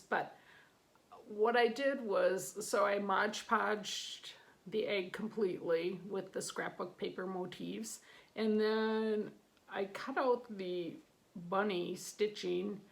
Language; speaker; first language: English; native; English